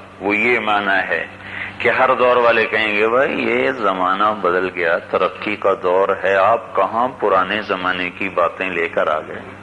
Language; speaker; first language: Urdu; non-native, local second language; Punjabi